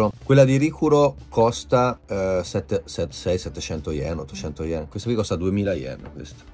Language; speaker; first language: Italian; native; Italian